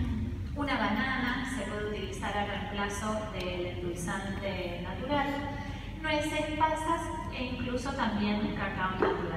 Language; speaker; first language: Spanish; native; Spanish